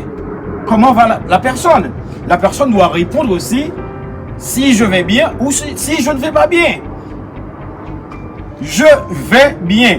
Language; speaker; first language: French; non-native, local second language; Haitian Creole